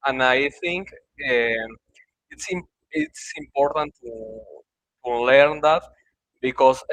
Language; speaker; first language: English; non-native, learner; Spanish